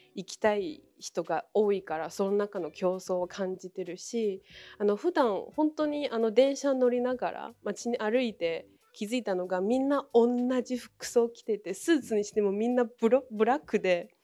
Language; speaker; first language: Japanese; non-native, fluent; Chinese